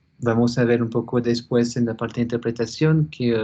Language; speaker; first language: Spanish; non-native, fluent; French